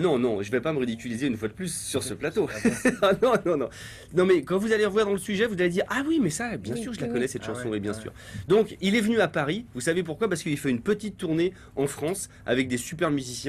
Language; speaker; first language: French; native; French